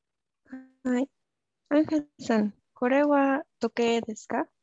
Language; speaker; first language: Japanese; non-native, learner; Spanish